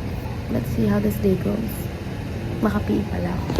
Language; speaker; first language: Filipino; native; Filipino